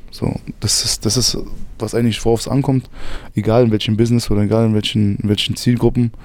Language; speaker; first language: German; native; German